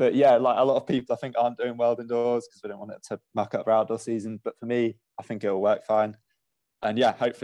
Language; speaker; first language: English; native; English